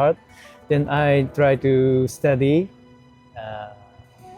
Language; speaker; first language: English; non-native, learner; Japanese